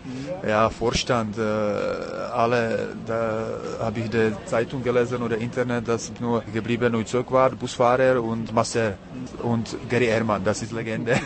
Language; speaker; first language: German; non-native, learner; Czech